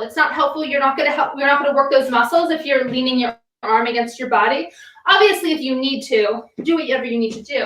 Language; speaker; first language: English; native; English